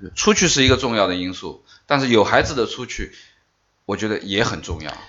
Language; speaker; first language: Chinese; native; Chinese